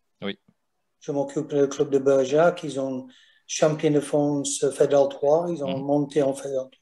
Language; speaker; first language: French; non-native, fluent; English